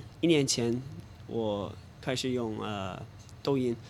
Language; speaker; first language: Chinese; non-native, fluent; English